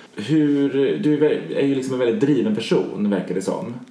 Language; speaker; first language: Swedish; native; Swedish